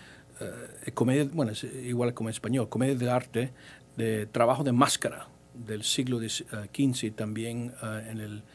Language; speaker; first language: Spanish; early bilingual, heritage; English